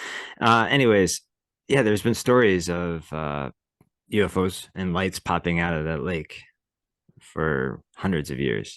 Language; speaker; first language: English; native; English